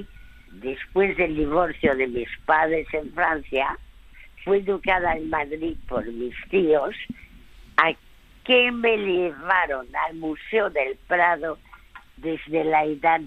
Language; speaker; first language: Spanish; early bilingual, other home language; French